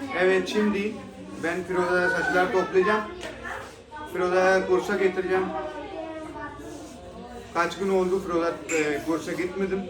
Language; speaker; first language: Turkish; non-native, learner; Urdu